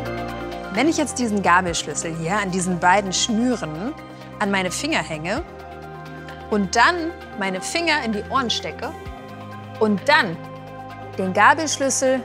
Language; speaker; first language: German; native; German